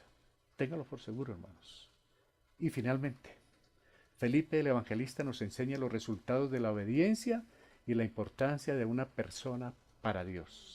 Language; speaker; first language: Spanish; native; Spanish